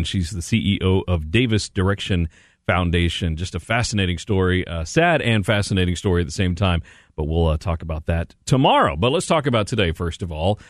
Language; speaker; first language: English; native; English